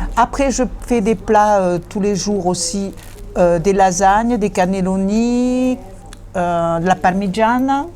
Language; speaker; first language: French; early bilingual, other home language; Italian